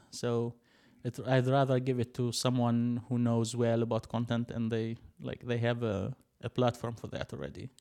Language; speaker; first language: English; non-native, fluent; Arabic